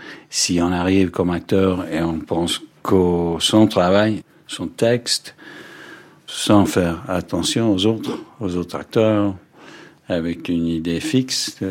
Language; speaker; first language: French; non-native, fluent; Danish